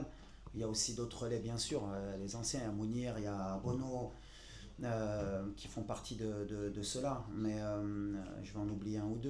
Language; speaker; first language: French; native; French